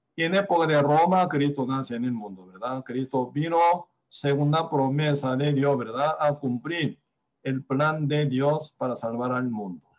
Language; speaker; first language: Spanish; non-native, fluent; Korean